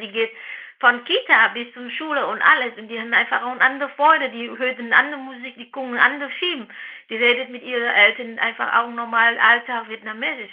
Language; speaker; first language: German; non-native, fluent; Vietnamese